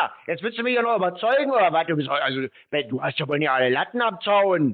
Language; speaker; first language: German; native; German